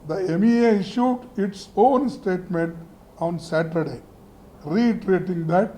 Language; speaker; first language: English; non-native, local second language; Kannada